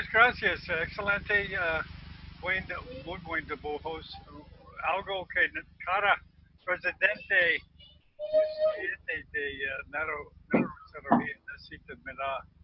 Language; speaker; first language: Spanish; non-native, learner; English